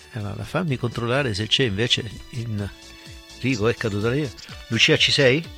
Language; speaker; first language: Italian; native; Italian